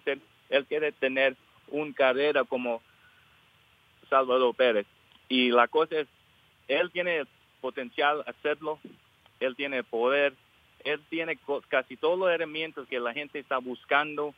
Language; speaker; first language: Spanish; early bilingual, heritage; English